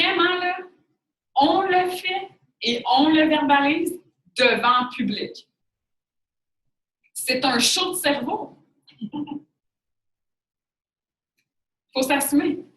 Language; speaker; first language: French; native; French